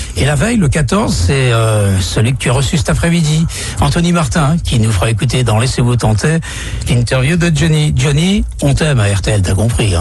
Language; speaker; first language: French; native; French